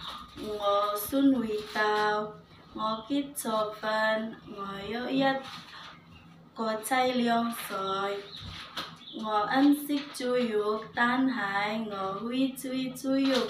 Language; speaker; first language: Cantonese; non-native, learner; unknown